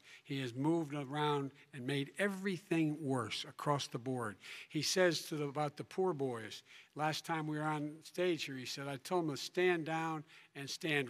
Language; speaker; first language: English; native; English